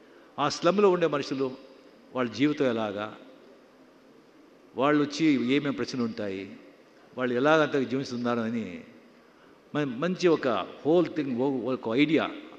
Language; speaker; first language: Telugu; non-native, fluent; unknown